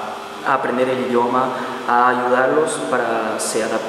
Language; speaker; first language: Spanish; non-native, learner; Portuguese